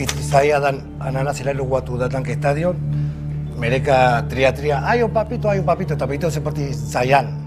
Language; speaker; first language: Indonesian; non-native, fluent; Spanish